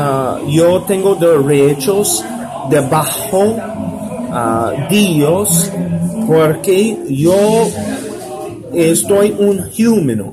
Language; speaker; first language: Spanish; non-native, learner; English